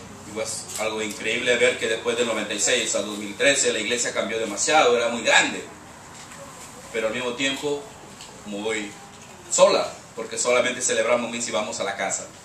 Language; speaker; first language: Spanish; native; Spanish